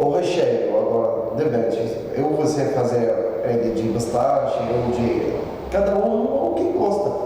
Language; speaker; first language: Portuguese; non-native, learner; Arabic